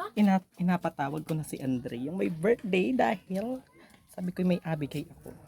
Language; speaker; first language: Filipino; native; Filipino